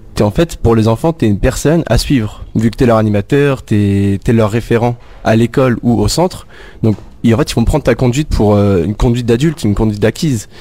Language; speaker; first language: French; early bilingual, other home language; Arabic